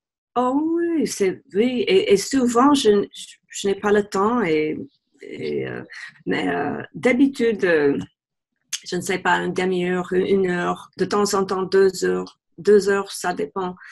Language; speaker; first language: French; non-native, fluent; English